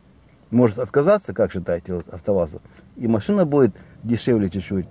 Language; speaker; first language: Russian; native; Russian